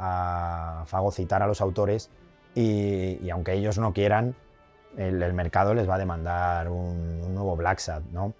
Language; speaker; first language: Spanish; native; Spanish